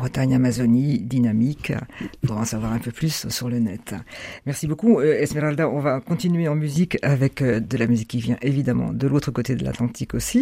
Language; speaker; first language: French; native; French